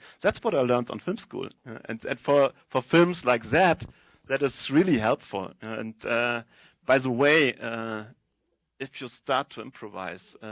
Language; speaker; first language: English; non-native, fluent; German